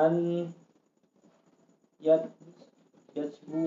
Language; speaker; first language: Arabic; non-native, learner; Indonesian